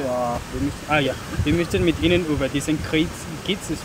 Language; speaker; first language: German; non-native, learner; Spanish